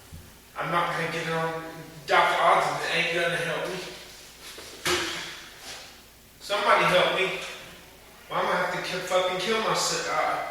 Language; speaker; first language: English; native; English